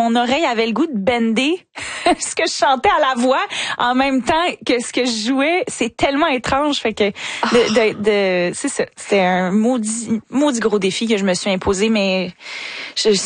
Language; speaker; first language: French; native; French